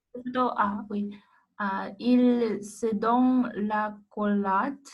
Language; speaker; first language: French; non-native, learner; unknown